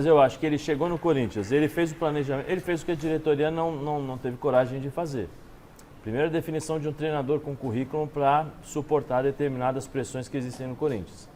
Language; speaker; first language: Portuguese; native; Portuguese